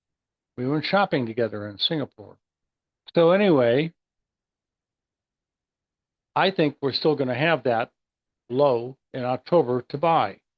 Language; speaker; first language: English; native; English